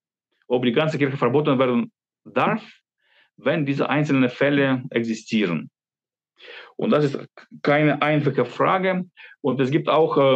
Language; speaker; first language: German; non-native, fluent; Ukrainian